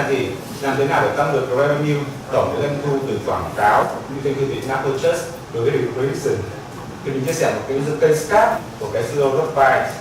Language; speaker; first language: Vietnamese; native; Vietnamese